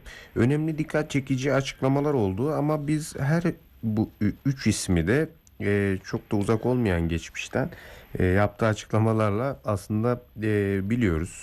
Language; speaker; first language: Turkish; native; Turkish